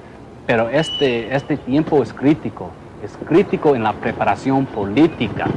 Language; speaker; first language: Spanish; non-native, fluent; English